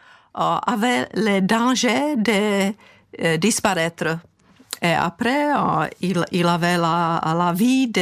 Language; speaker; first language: French; non-native, fluent; Czech